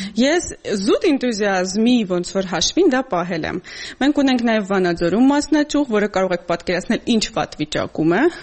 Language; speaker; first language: Armenian; native; Armenian